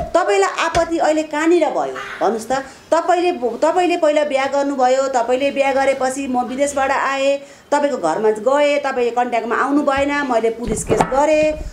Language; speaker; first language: Nepali; native; Nepali